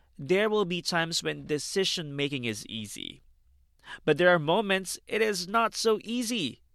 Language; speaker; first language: English; non-native, fluent; Filipino